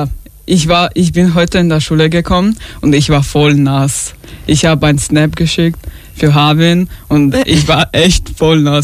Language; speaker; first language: German; early bilingual, other home language; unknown